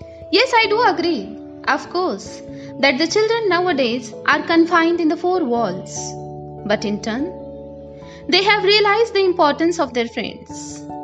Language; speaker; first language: English; non-native, local second language; Marathi